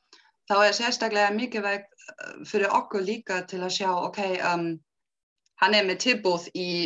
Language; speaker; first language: Icelandic; non-native, learner; German